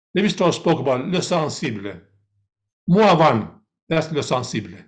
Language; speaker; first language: English; non-native, fluent; Finnish